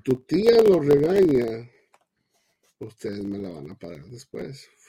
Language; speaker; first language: Spanish; early bilingual, heritage; Spanish